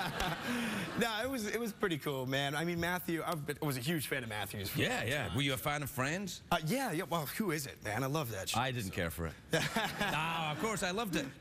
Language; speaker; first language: English; native; English